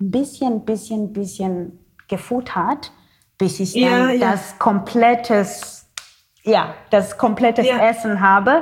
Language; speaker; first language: German; non-native, learner; Xhosa